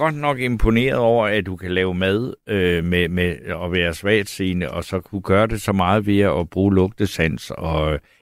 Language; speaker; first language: Danish; native; Danish